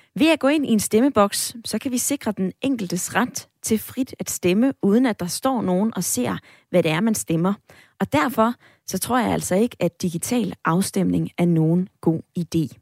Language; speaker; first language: Danish; native; Danish